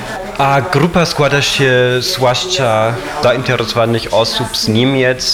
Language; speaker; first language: Polish; non-native, fluent; German